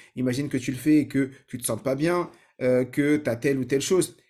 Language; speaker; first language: French; native; French